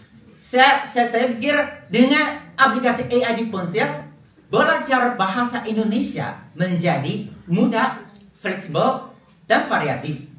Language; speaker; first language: Indonesian; non-native, fluent; Chinese